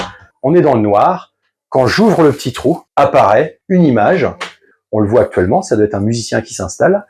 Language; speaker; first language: French; native; French